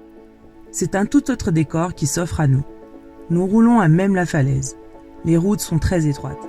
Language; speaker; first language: French; native; French